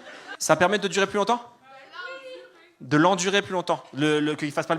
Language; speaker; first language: French; native; French